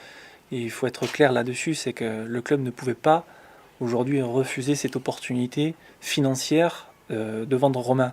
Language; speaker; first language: French; native; French